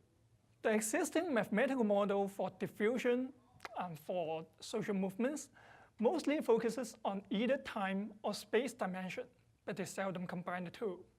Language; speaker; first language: English; non-native, fluent; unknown